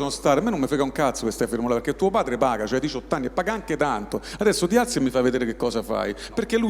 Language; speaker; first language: Italian; native; Italian